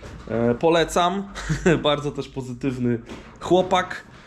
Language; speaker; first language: Polish; native; Polish